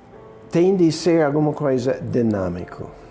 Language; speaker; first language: Portuguese; non-native, fluent; English